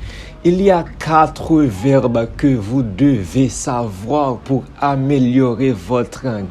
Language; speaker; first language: French; non-native, local second language; Haitian Creole